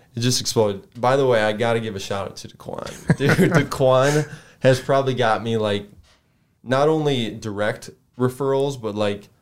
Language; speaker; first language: English; native; English